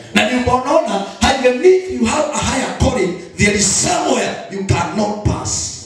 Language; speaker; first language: English; non-native, local second language; Swahili